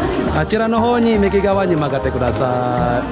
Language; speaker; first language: Japanese; non-native, fluent; Indonesian